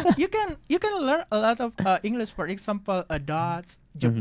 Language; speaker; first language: English; non-native, learner; Indonesian